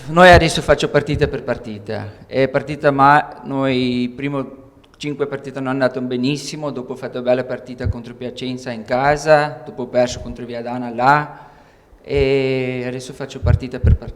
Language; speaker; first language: Italian; non-native, learner; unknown